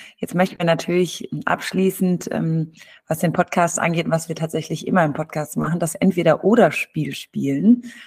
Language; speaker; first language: German; native; German